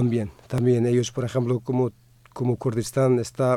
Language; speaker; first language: Spanish; non-native, fluent; Kurdish